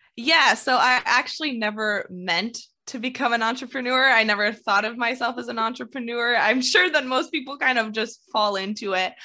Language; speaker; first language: English; native; English